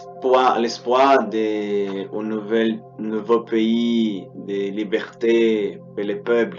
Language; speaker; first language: French; non-native, learner; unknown